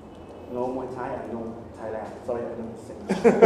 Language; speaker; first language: English; non-native, learner; Thai